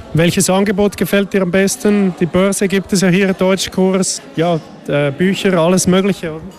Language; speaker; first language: German; native; German